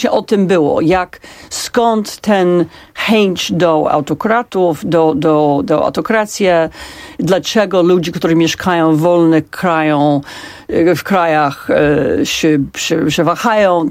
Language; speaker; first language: Polish; non-native, fluent; English